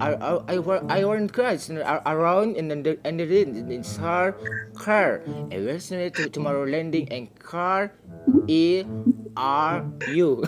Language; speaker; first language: English; non-native, learner; Indonesian